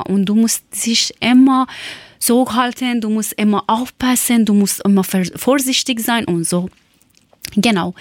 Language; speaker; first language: German; non-native, learner; Persian